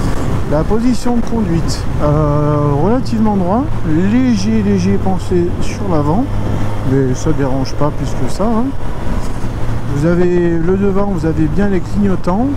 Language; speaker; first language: French; native; French